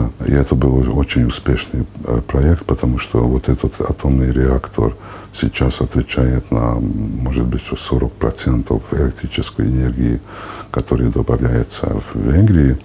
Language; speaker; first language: Russian; non-native, fluent; Hungarian